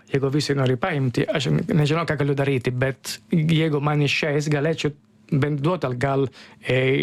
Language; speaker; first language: Lithuanian; non-native, learner; Italian